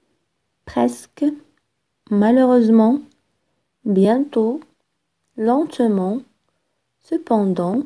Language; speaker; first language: French; non-native, local second language; Arabic